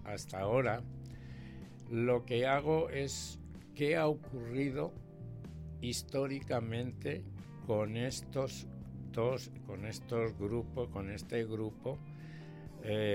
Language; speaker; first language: Spanish; native; Spanish